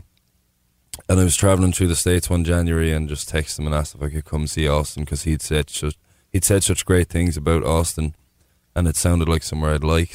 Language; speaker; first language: English; native; English